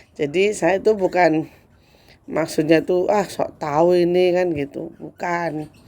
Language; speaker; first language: Indonesian; native; Indonesian